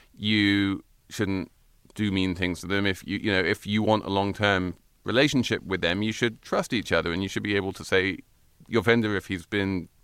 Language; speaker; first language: English; native; English